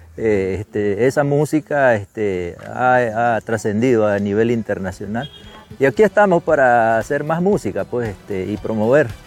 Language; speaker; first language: Spanish; non-native, local second language; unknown